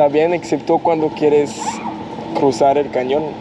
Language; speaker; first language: Spanish; non-native, learner; French